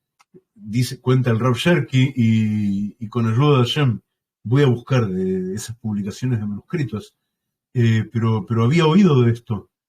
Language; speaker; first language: Spanish; native; Spanish